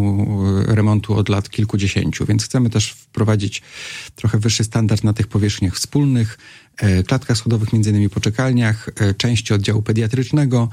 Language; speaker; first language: Polish; native; Polish